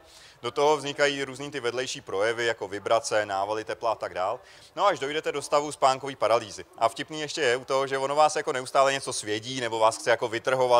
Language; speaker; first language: Czech; native; Czech